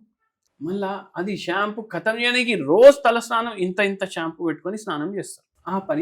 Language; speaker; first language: Telugu; native; Telugu